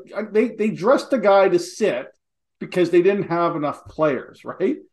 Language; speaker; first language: English; native; English